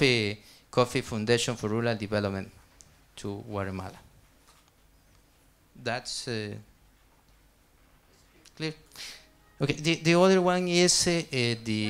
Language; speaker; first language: English; non-native, learner; Spanish